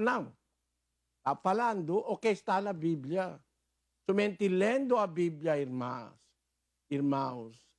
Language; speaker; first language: Portuguese; non-native, learner; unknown